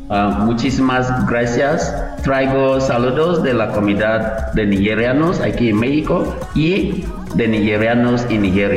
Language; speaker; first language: Spanish; non-native, learner; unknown